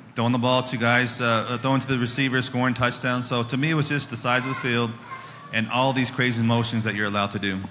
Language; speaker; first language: English; native; English